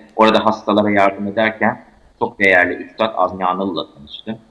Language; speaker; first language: Turkish; native; Turkish